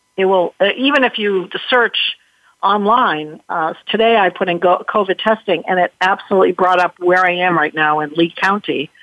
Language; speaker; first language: English; native; English